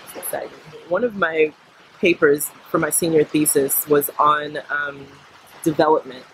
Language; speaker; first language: English; native; English